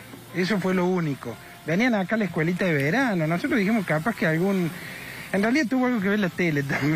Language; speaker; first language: Spanish; native; Spanish